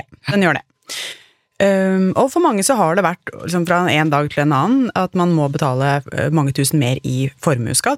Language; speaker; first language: Norwegian; native; Norwegian